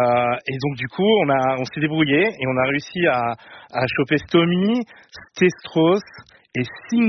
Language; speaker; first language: French; native; French